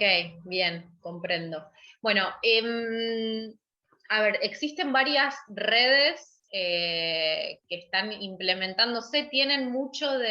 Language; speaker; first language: Spanish; native; Spanish